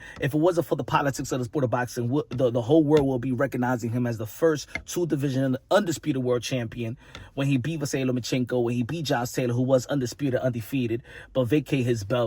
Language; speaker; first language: English; native; English